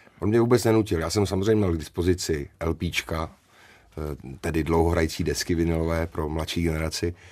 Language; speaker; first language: Czech; native; Czech